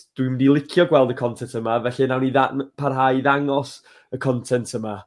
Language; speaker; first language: Welsh; native; Welsh